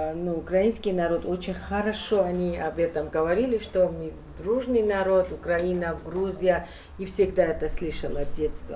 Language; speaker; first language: Russian; non-native, fluent; Georgian